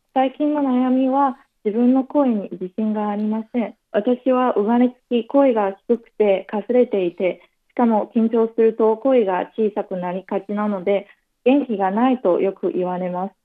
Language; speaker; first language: Japanese; non-native, fluent; Chinese